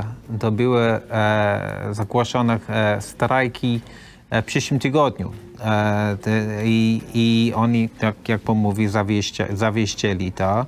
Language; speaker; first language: Polish; non-native, learner; English